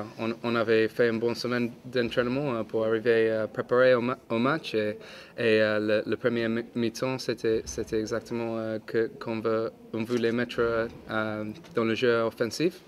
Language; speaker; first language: French; non-native, fluent; English